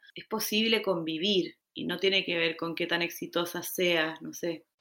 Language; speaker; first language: Spanish; native; Spanish